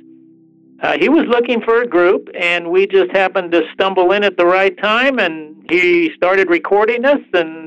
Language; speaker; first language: English; early bilingual, other home language; Spanish